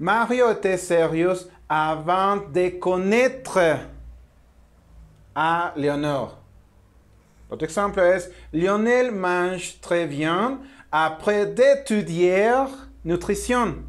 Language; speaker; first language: French; non-native, learner; Spanish